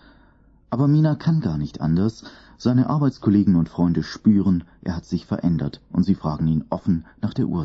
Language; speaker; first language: German; native; German